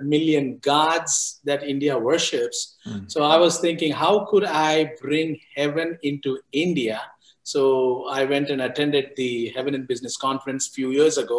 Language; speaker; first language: English; non-native, local second language; Telugu